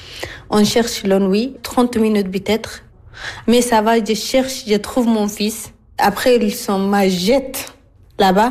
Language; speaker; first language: French; non-native, learner; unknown